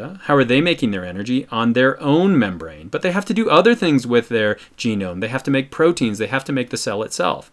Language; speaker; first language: English; native; English